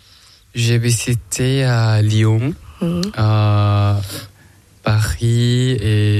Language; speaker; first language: French; non-native, learner; Thai